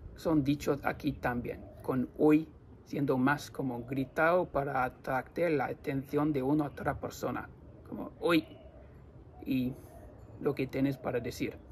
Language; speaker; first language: Spanish; non-native, learner; English